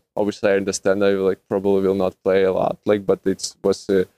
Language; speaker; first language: English; non-native, learner; Russian